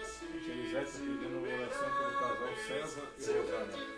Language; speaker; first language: Portuguese; native; Portuguese